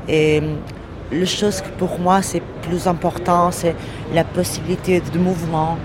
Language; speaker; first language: French; non-native, learner; Portuguese